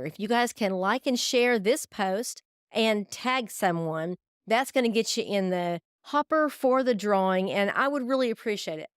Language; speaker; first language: English; native; English